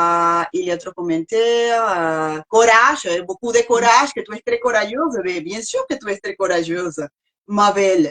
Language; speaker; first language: French; non-native, learner; Spanish